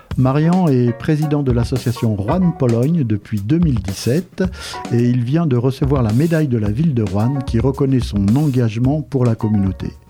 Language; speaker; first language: French; native; French